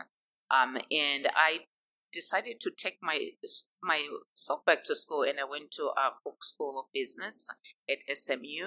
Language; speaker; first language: English; non-native, local second language; Shona